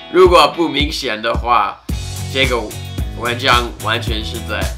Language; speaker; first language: Chinese; non-native, fluent; English